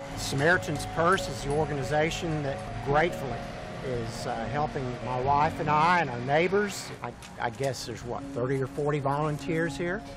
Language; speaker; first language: English; native; English